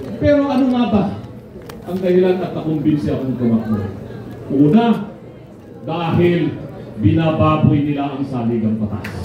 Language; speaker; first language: Filipino; non-native, local second language; Iloko